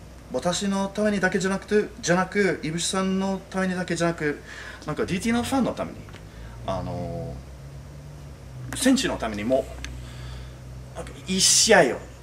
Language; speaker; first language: Japanese; non-native, fluent; English